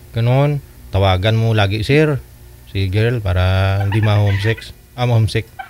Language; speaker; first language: Filipino; non-native, local second language; Hiligaynon